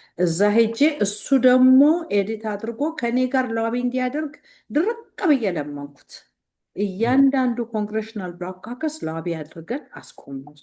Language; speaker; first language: Amharic; native; Amharic